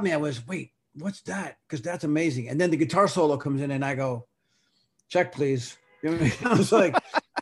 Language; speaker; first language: English; early bilingual, other home language; Spanish